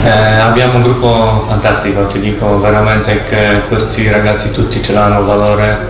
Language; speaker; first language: Italian; non-native, fluent; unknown